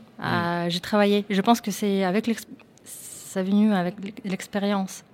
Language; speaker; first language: French; non-native, fluent; Russian